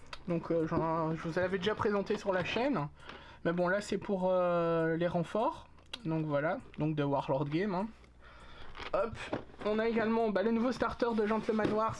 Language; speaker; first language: French; native; French